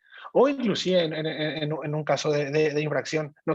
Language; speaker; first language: Spanish; native; Spanish